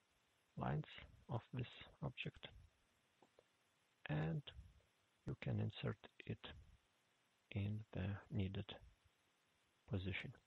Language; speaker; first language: English; non-native, fluent; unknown